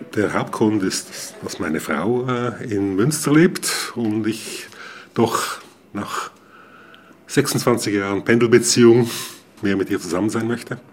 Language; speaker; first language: German; native; German